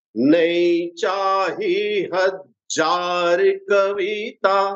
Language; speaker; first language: Hindi; native; Hindi